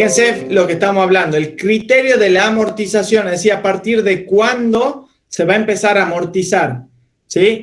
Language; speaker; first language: Spanish; native; Spanish